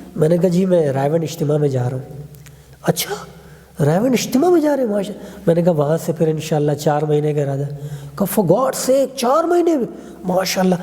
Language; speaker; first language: Urdu; non-native, local second language; Pashto